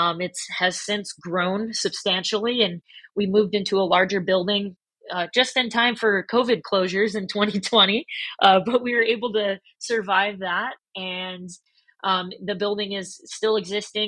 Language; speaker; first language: English; native; English